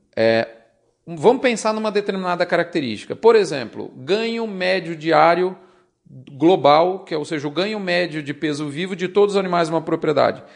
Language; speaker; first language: Portuguese; native; Portuguese